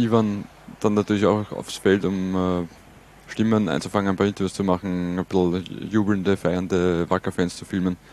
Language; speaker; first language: German; native; German